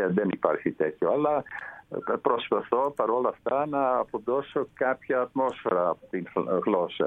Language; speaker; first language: Greek; non-native, fluent; Dutch